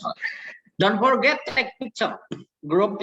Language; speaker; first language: English; non-native, learner; Indonesian